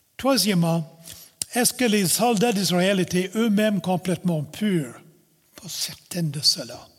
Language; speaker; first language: French; non-native, local second language; English